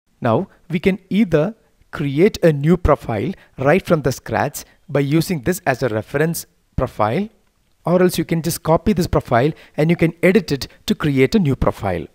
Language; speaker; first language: English; non-native, local second language; Malayalam